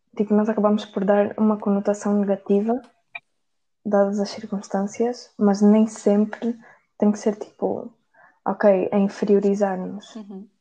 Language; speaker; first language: Portuguese; native; Portuguese